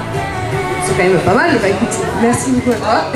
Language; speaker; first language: French; native; French